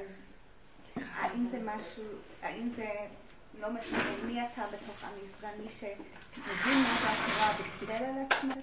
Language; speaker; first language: Hebrew; non-native, fluent; English